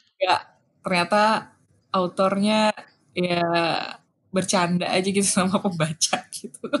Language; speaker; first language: Indonesian; native; Indonesian